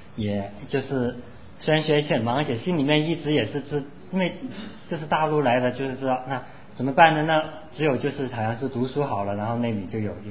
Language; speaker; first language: Chinese; non-native, local second language; Cantonese